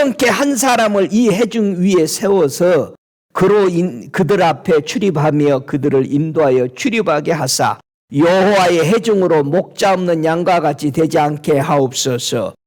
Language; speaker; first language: Korean; native; Korean